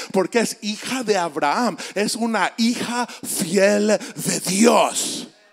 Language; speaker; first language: Spanish; native; Spanish